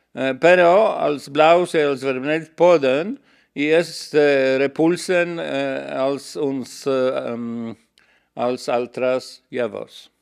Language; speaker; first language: Catalan; non-native, learner; Polish